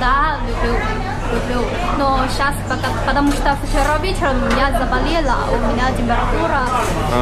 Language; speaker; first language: Russian; non-native, fluent; Chinese